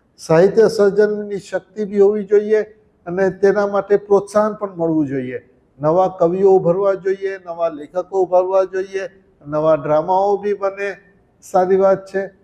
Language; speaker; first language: Gujarati; early bilingual, heritage; Gujarati